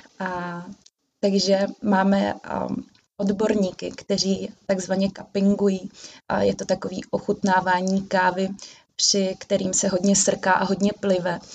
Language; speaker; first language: Czech; native; Czech